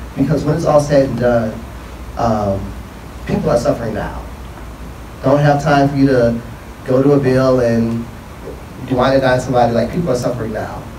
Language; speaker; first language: English; native; English